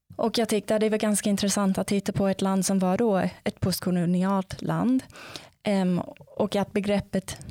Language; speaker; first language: Swedish; non-native, fluent; English